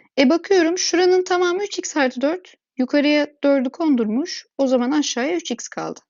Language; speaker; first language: Turkish; native; Turkish